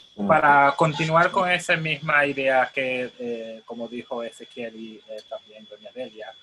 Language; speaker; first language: Spanish; non-native, fluent; Haitian Creole